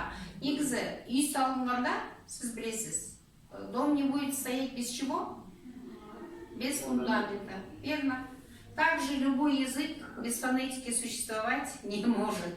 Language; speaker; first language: Russian; non-native, local second language; Kazakh